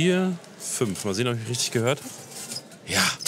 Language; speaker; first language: German; native; German